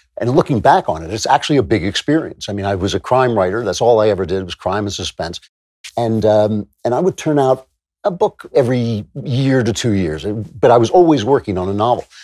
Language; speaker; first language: English; native; English